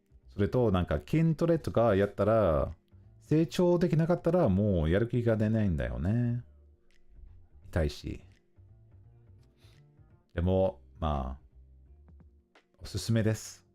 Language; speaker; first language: Japanese; non-native, learner; English